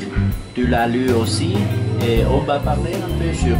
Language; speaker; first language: French; non-native, fluent; Spanish